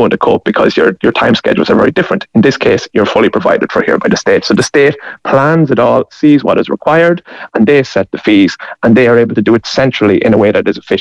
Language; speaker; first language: English; native; English